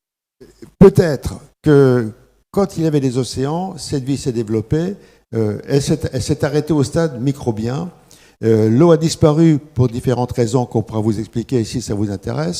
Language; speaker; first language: French; native; French